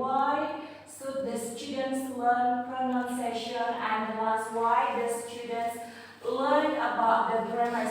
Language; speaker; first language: English; non-native, fluent; Indonesian